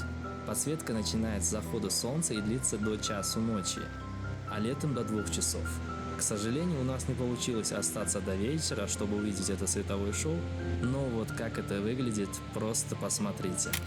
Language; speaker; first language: Russian; native; Russian